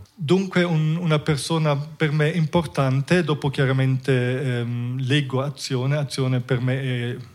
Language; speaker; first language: Italian; non-native, fluent; German